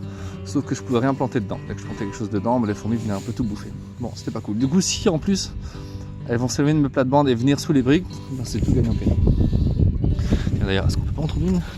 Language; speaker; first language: French; native; French